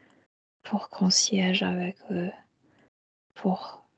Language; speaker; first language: French; non-native, fluent; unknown